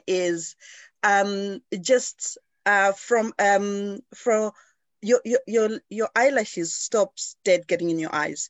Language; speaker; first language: English; non-native, local second language; Shona